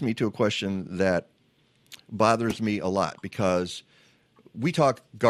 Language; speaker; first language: English; native; English